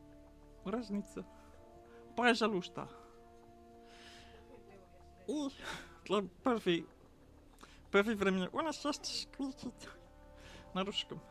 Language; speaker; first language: Russian; non-native, learner; English